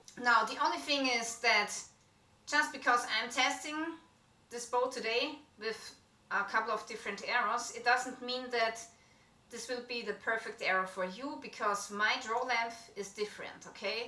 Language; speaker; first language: English; non-native, fluent; German